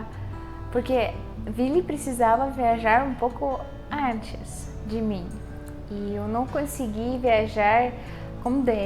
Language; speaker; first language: Portuguese; non-native, fluent; Russian